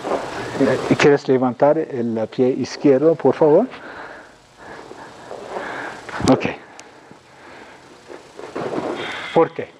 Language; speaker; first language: Spanish; non-native, fluent; English